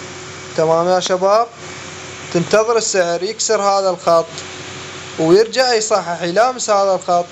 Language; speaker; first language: Arabic; native; Arabic